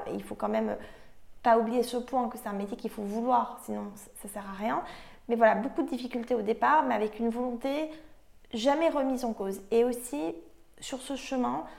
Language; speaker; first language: French; native; French